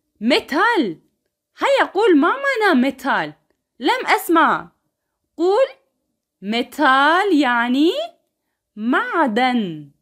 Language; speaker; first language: Arabic; non-native, fluent; Turkish